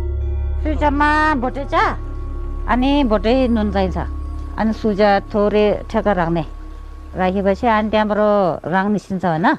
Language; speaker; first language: Nepali; non-native, local second language; Sherpa